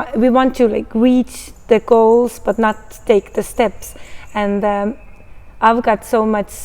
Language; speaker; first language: English; non-native, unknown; Estonian